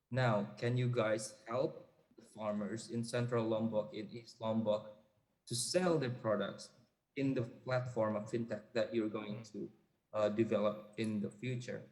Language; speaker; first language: English; non-native, fluent; Indonesian